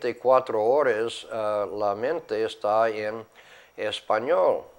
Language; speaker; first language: Spanish; non-native, fluent; English